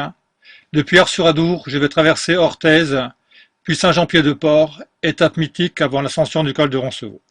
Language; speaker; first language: French; native; French